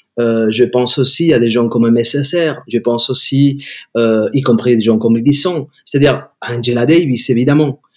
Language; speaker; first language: French; non-native, fluent; Spanish